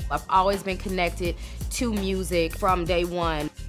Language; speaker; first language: English; native; English